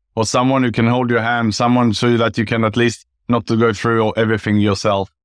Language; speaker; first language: English; non-native, fluent; Swedish